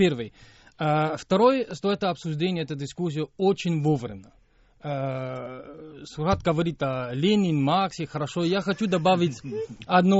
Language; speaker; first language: Russian; non-native, fluent; English